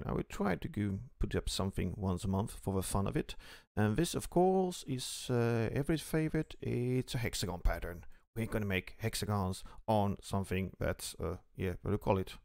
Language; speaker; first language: English; non-native, fluent; Swedish